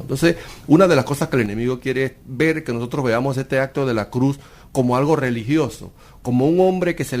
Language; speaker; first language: Spanish; native; Spanish